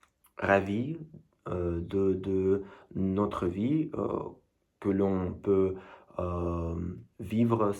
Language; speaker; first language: French; non-native, learner; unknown